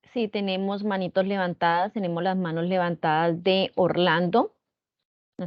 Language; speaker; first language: Spanish; native; Spanish